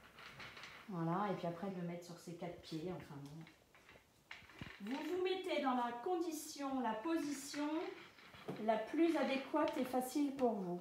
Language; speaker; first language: French; native; French